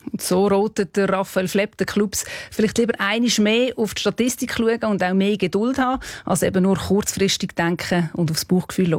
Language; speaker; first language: German; native; German